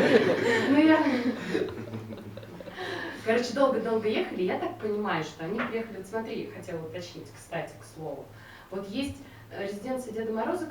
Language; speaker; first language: Russian; native; Russian